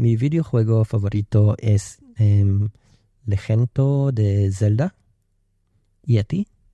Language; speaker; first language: Spanish; non-native, learner; English